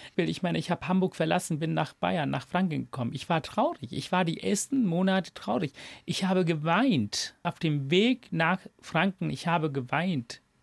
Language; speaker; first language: German; non-native, fluent; Tamil